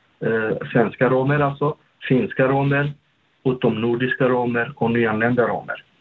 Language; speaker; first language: Swedish; non-native, fluent; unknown